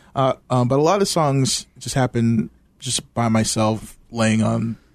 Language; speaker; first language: English; native; English